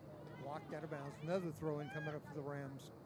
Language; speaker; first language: English; native; English